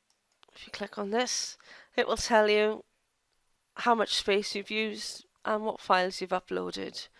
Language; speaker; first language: English; native; English